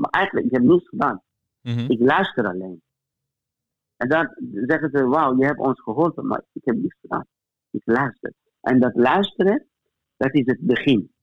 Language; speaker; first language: Dutch; non-native, fluent; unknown